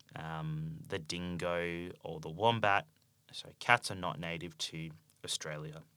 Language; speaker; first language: English; native; English